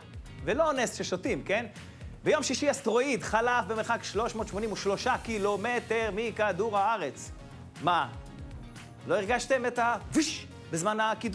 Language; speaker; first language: Hebrew; native; Hebrew